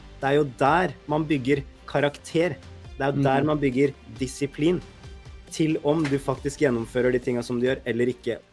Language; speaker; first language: Norwegian; native; Norwegian